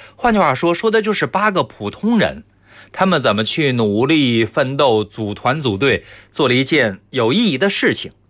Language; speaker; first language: Chinese; native; Chinese